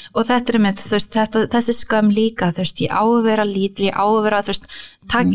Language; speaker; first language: Icelandic; early bilingual, heritage; English